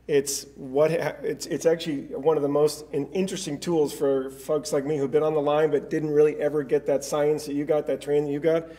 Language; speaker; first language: English; native; English